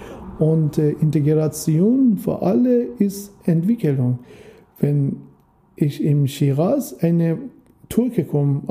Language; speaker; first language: German; non-native, learner; Persian